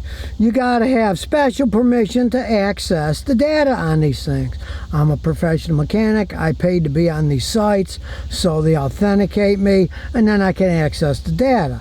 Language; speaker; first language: English; native; English